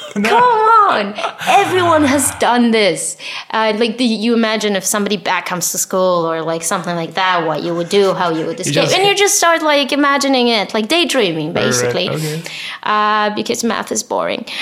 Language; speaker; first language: English; non-native, fluent; Hebrew